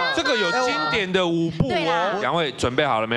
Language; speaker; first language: Chinese; native; Chinese